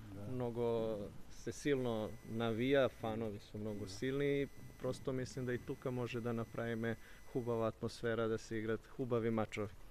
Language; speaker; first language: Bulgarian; non-native, learner; Serbian